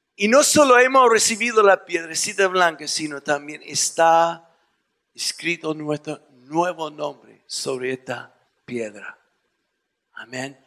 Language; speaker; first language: Spanish; non-native, fluent; English